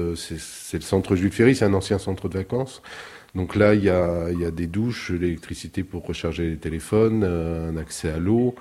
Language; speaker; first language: French; native; French